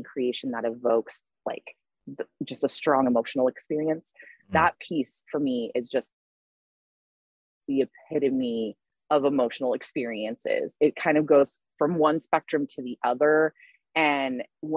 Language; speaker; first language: English; native; English